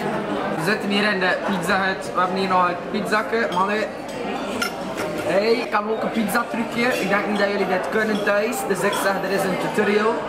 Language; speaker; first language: Dutch; native; Dutch